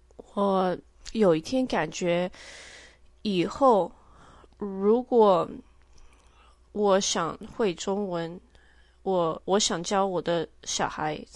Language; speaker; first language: Chinese; early bilingual, heritage; Chinese